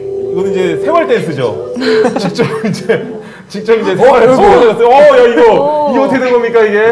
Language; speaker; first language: Korean; native; Korean